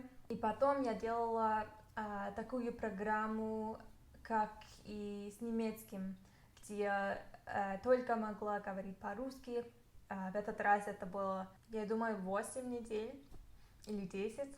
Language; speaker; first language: Russian; non-native, fluent; English